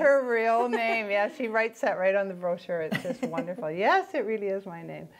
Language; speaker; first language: English; native; English